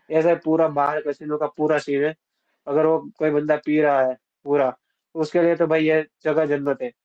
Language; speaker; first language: Hindi; non-native, local second language; Gujarati